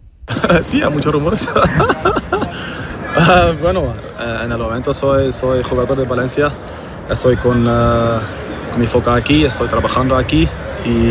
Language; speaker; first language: Spanish; non-native, fluent; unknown